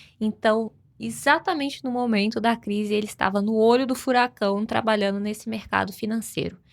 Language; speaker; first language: Portuguese; native; Portuguese